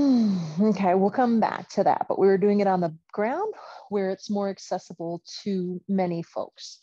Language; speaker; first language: English; native; English